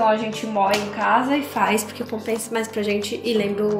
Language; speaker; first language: Portuguese; native; Portuguese